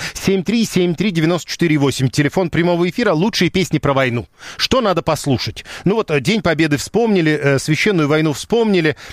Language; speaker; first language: Russian; native; Russian